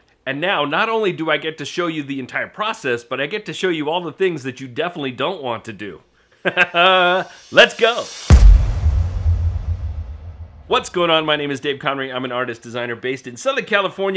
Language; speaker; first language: English; native; English